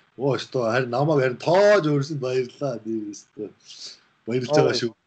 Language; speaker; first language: Mongolian; native; Mongolian